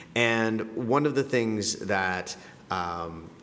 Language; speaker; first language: English; native; English